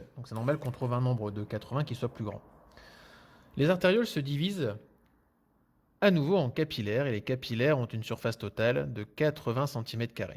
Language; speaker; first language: French; native; French